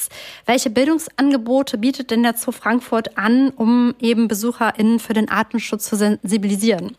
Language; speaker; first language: German; native; German